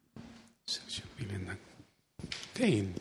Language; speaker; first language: German; non-native, fluent; Spanish